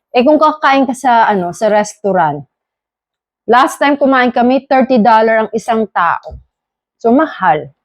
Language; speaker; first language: Filipino; native; Filipino